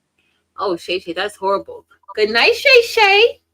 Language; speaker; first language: English; native; English